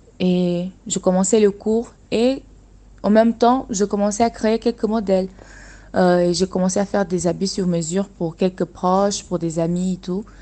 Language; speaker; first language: French; non-native, fluent; Portuguese